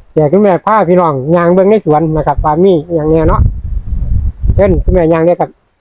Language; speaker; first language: Thai; non-native, local second language; Northeastern Thai